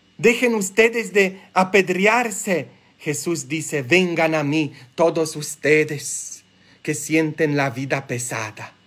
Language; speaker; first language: Spanish; non-native, fluent; Polish